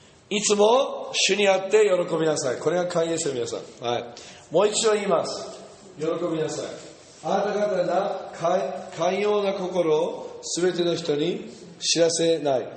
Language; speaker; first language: Japanese; non-native, fluent; English